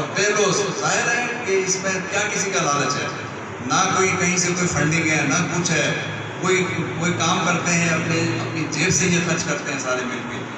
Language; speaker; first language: Urdu; non-native, local second language; Sindhi